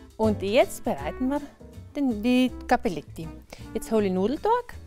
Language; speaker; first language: German; non-native, local second language; Italian